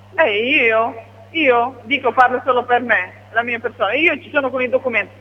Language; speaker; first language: Italian; non-native, learner; Romanian